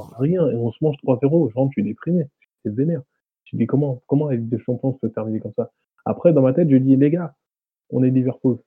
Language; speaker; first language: French; native; French